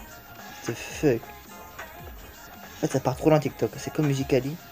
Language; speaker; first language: French; native; French